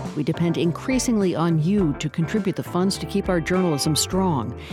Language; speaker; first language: English; non-native, fluent; Ukrainian